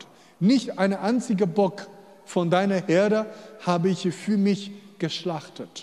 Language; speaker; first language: German; non-native, fluent; Chinese